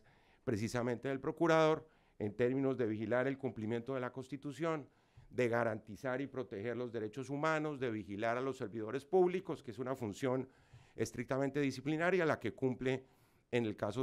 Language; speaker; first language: Spanish; native; Spanish